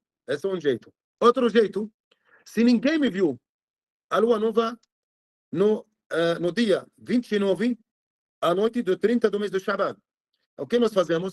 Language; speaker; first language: Portuguese; non-native, fluent; Arabic